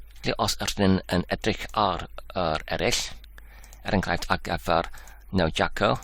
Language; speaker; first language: Welsh; non-native, learner; English